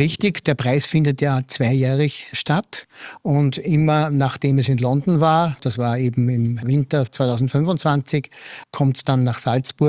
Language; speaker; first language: German; native; German